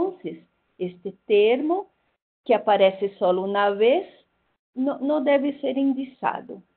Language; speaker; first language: Spanish; non-native, fluent; Portuguese